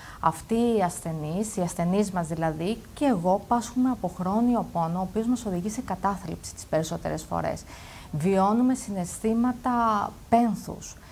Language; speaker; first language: Greek; native; Greek